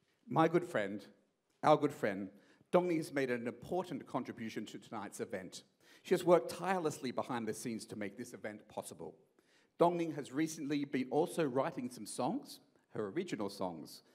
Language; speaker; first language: English; native; English